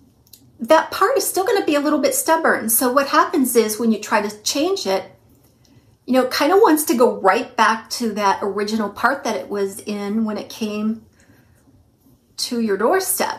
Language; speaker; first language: English; native; English